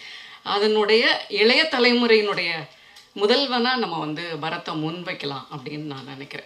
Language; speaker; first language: Tamil; native; Tamil